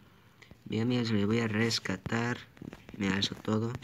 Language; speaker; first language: Spanish; native; Spanish